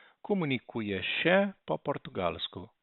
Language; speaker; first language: Polish; non-native, learner; Portuguese